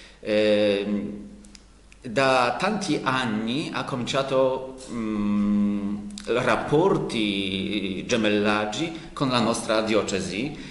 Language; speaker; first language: Italian; non-native, learner; Polish